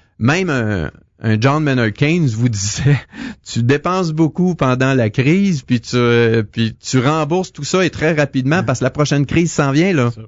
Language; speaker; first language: French; native; French